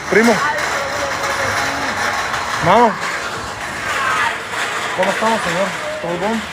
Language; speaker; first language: Spanish; non-native, learner; Bulgarian